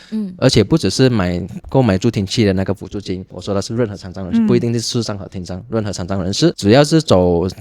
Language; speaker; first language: Chinese; non-native, local second language; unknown